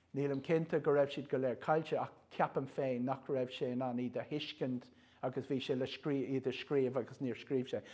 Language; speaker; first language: Irish; non-native, local second language; English